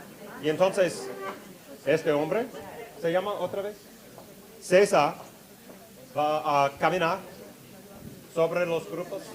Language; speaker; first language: Spanish; non-native, learner; English